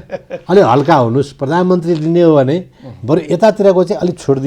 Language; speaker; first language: Nepali; native; Nepali